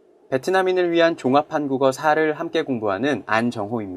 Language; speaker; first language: Korean; native; Korean